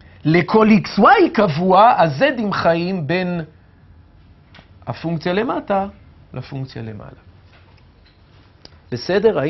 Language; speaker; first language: Hebrew; native; Hebrew